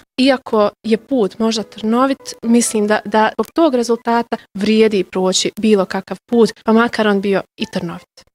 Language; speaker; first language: Bosnian; native; Bosnian